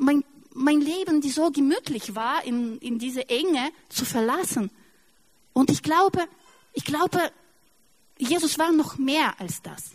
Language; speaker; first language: German; non-native, fluent; Russian